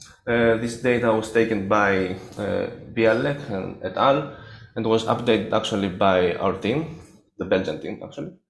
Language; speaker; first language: English; non-native, fluent; Greek